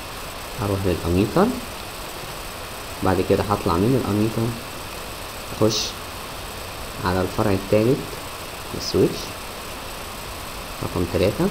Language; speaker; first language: Arabic; native; Arabic